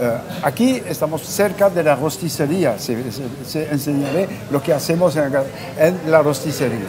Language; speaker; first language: Spanish; non-native, fluent; French